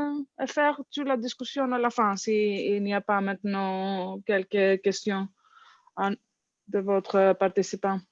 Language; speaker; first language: French; non-native, learner; English